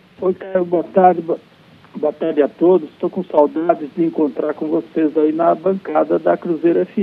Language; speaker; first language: Portuguese; native; Portuguese